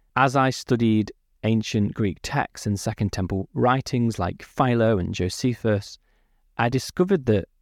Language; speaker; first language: English; native; English